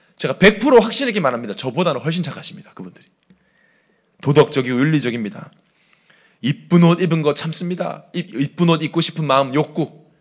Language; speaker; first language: Korean; native; Korean